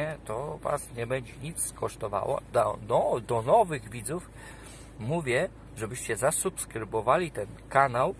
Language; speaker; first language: Polish; native; Polish